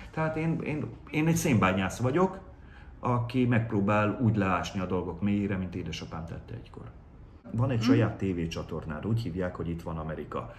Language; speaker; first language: Hungarian; native; Hungarian